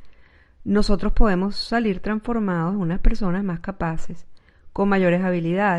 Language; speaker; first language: Spanish; native; Spanish